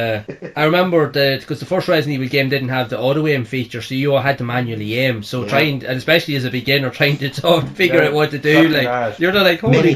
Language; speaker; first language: English; native; English